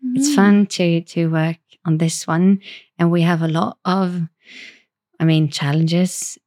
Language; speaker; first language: English; non-native, fluent; Swedish